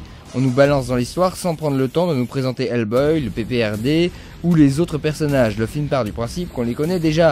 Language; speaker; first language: French; native; French